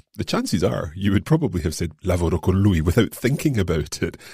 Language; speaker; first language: English; native; English